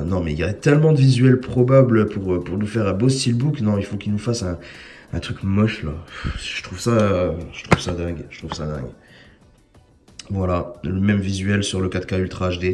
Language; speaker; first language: French; native; French